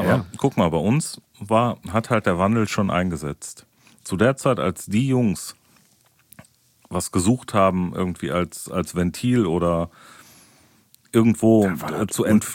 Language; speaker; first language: German; native; German